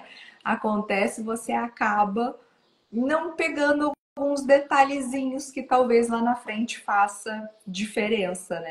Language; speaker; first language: Portuguese; native; Portuguese